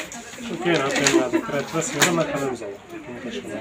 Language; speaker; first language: Arabic; native; Arabic